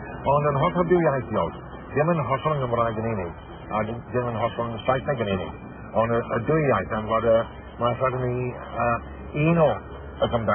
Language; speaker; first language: Welsh; non-native, learner; English